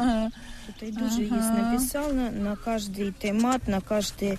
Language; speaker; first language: Polish; non-native, learner; Russian